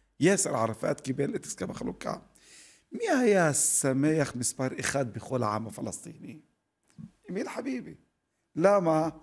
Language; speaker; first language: Hebrew; non-native, local second language; Arabic